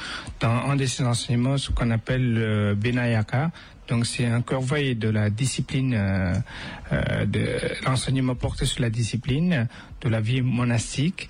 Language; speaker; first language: French; non-native, fluent; Tibetan